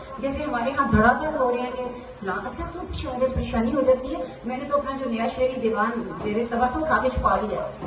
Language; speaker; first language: Urdu; native; Urdu